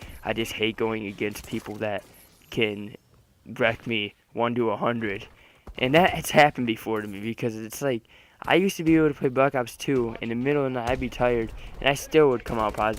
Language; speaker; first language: English; native; English